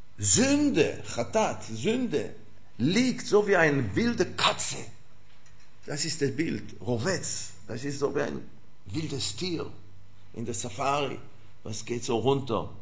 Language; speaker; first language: German; non-native, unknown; Hebrew